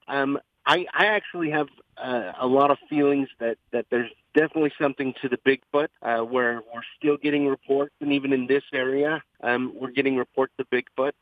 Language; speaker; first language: English; native; English